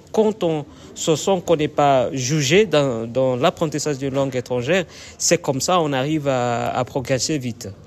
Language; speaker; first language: French; non-native, fluent; Swahili